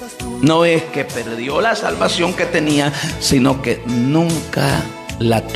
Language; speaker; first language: Spanish; native; Spanish